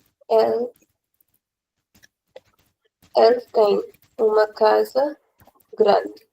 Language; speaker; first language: Portuguese; non-native, fluent; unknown